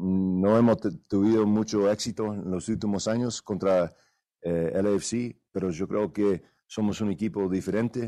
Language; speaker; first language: Spanish; early bilingual, heritage; Spanish